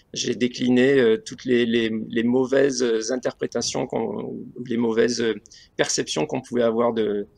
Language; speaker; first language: French; native; French